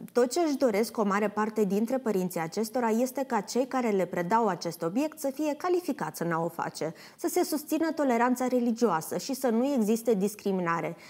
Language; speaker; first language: Romanian; native; Romanian